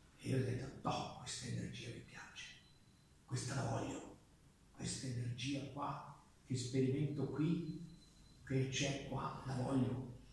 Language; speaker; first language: Italian; non-native, local second language; German